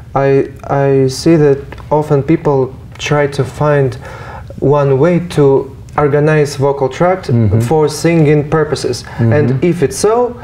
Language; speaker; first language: English; non-native, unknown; Russian